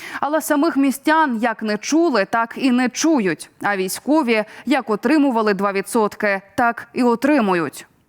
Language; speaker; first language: Ukrainian; native; Ukrainian